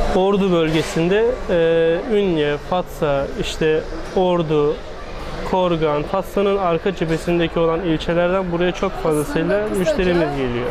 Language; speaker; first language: Turkish; native; Turkish